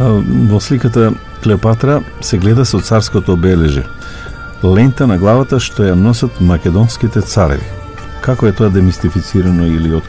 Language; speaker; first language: Macedonian; native; Macedonian